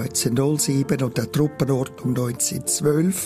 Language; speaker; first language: German; native; German